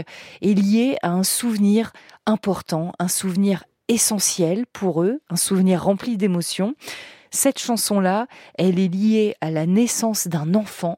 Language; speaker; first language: French; native; French